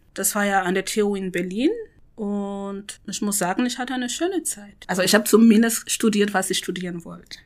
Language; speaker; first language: German; non-native, fluent; French